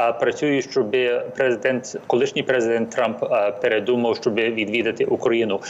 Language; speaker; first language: Ukrainian; early bilingual, heritage; English